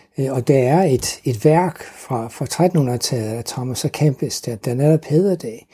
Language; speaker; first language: Danish; non-native, fluent; English